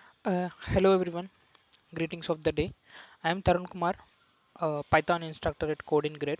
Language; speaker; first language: English; non-native, local second language; Telugu